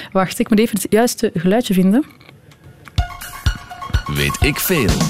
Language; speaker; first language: Dutch; native; Dutch